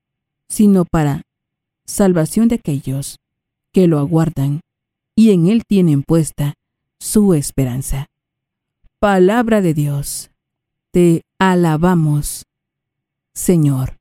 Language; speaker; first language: Spanish; native; Spanish